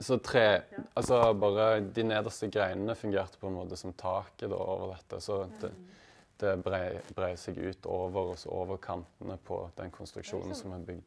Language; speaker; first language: Norwegian; native; Norwegian